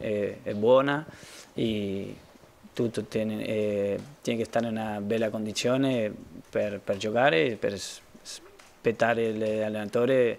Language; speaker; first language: Italian; non-native, learner; Spanish